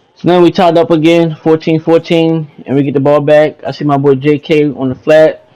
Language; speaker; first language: English; native; English